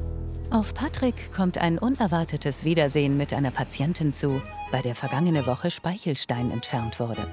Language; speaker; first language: German; native; German